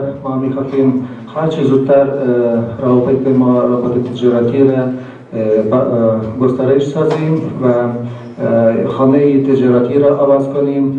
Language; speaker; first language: Persian; non-native, learner; Kazakh